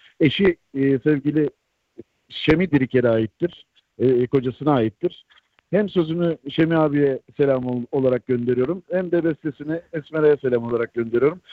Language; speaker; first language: Turkish; native; Turkish